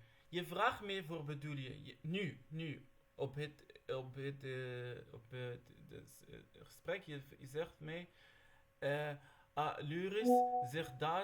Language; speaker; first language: Dutch; non-native, learner; Arabic